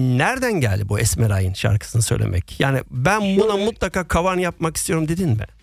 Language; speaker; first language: Turkish; early bilingual, other home language; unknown